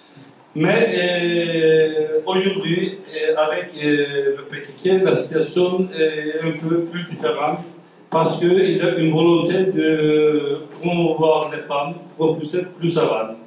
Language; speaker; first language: French; non-native, fluent; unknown